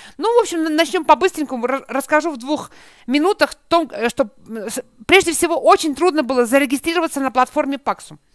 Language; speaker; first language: Russian; native; Russian